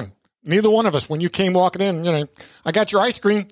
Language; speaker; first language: English; early bilingual, other home language; Italian